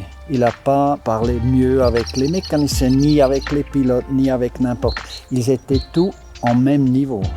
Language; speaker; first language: French; non-native, local second language; German